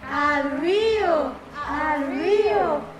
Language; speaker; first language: Spanish; non-native, learner; English